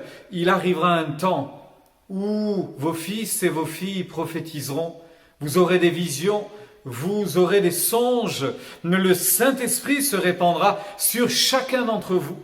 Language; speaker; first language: French; native; French